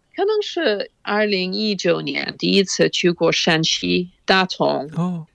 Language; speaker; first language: Chinese; non-native, fluent; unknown